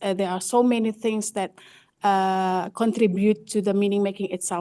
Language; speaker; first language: English; non-native, fluent; Indonesian